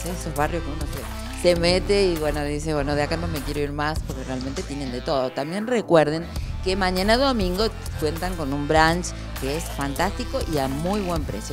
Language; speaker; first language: Spanish; native; Spanish